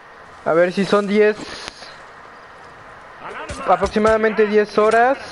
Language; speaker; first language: Spanish; native; Spanish